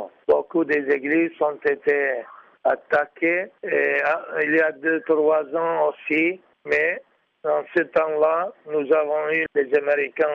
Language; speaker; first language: French; non-native, learner; Arabic